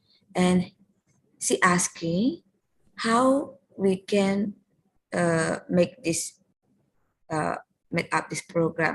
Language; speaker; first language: English; non-native, learner; Indonesian